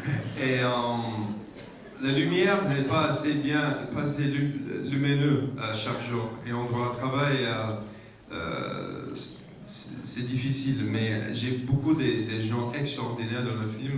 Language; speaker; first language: French; non-native, learner; English